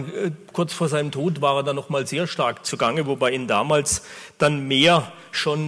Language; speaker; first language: German; native; German